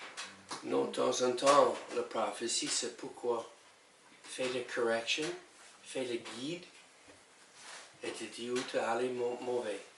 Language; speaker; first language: French; non-native, learner; English